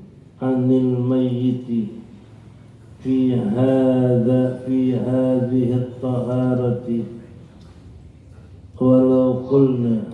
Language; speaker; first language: Arabic; non-native, fluent; Indonesian